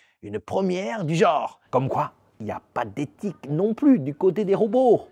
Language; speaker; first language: French; native; French